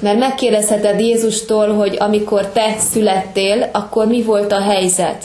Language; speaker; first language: Hungarian; native; Hungarian